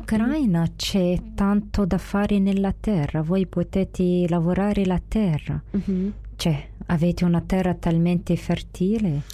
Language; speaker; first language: Italian; non-native, fluent; Arabic